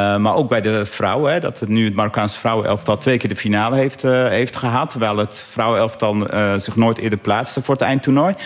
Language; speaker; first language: Dutch; early bilingual, other home language; Arabic